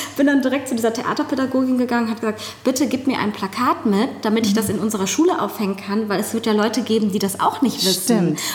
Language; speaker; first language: German; native; German